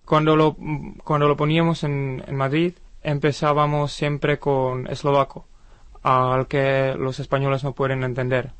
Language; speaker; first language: Spanish; non-native, fluent; Czech